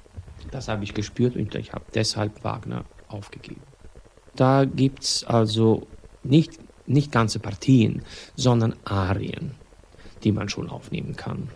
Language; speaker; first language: German; non-native, fluent; Swedish